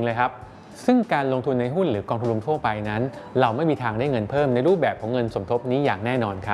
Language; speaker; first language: Thai; native; Thai